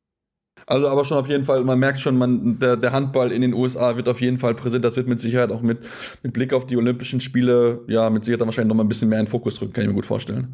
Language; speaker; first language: German; native; German